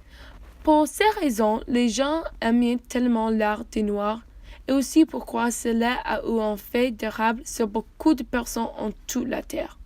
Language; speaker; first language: French; non-native, learner; English